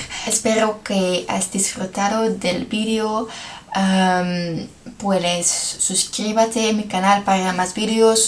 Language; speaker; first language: Spanish; non-native, learner; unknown